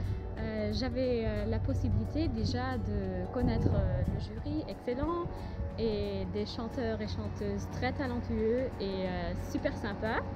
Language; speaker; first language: French; non-native, fluent; German